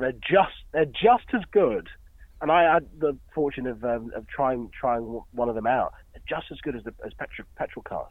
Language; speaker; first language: English; native; English